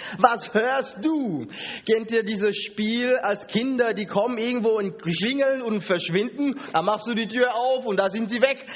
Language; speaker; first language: German; non-native, fluent; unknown